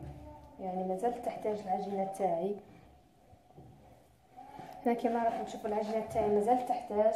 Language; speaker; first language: Arabic; native; Arabic